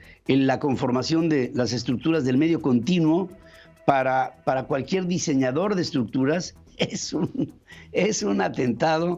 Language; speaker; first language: Spanish; native; Spanish